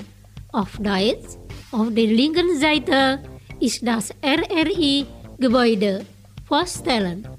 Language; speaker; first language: German; non-native, fluent; Indonesian